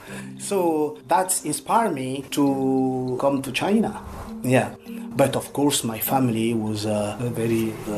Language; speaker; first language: English; non-native, learner; French